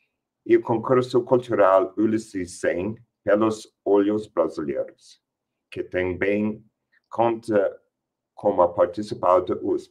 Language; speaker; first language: Portuguese; non-native, fluent; English